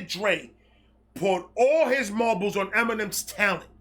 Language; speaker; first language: English; native; English